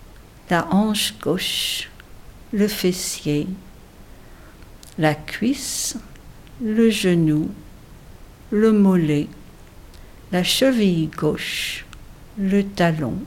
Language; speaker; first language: French; native; French